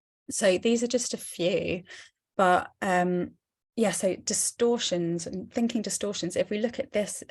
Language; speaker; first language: English; native; English